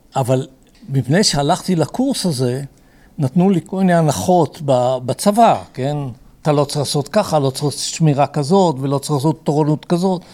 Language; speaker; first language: Hebrew; early bilingual, other home language; English